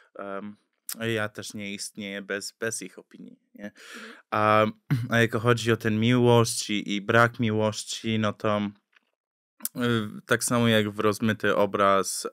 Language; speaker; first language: Polish; early bilingual, heritage; English